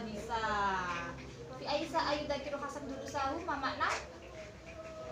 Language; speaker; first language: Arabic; non-native, learner; Indonesian